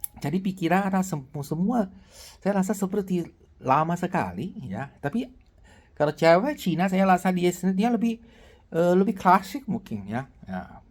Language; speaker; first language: Indonesian; non-native, fluent; Chinese